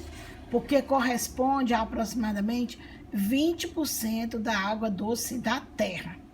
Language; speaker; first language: Portuguese; native; Portuguese